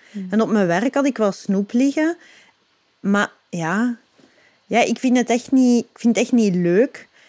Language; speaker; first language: Dutch; native; Dutch